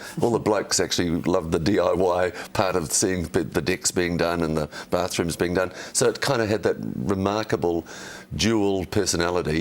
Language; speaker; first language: English; native; English